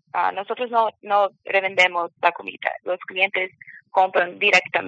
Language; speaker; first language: Spanish; non-native, learner; Portuguese